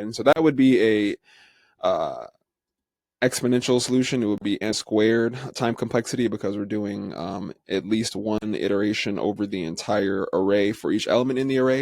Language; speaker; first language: English; native; English